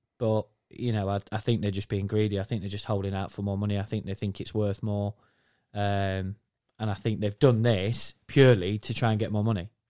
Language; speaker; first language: English; native; English